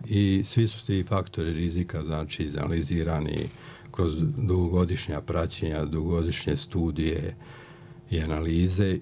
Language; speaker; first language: Croatian; native; Croatian